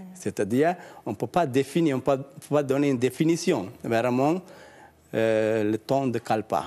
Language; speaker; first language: French; non-native, learner; Sinhala